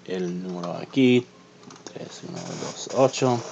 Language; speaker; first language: Spanish; non-native, learner; English